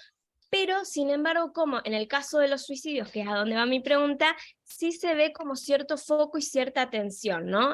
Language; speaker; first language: Spanish; native; Spanish